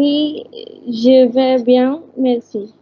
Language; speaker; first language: French; non-native, learner; Malay